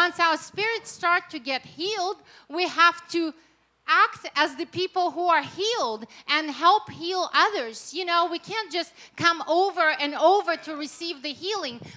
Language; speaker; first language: English; non-native, fluent; Russian